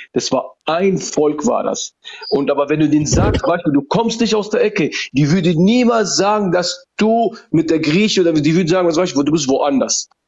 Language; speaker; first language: German; early bilingual, other home language; Turoyo